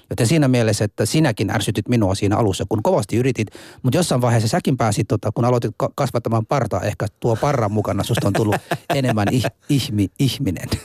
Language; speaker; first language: Finnish; non-native, fluent; Arabic